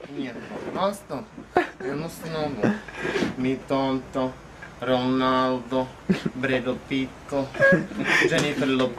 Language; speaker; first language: Italian; non-native, learner; Czech